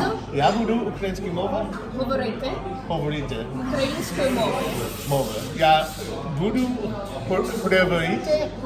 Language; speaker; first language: Ukrainian; non-native, learner; English